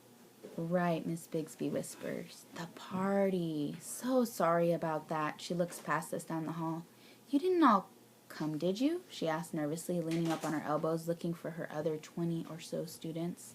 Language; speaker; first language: English; native; English